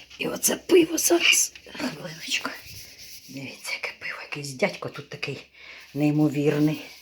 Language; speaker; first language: Ukrainian; native; Ukrainian